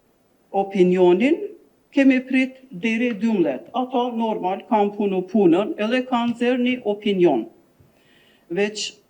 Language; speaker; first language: Albanian; non-native, local second language; Turkish